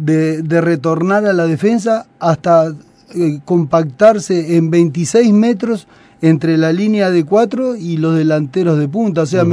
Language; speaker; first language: Spanish; native; Spanish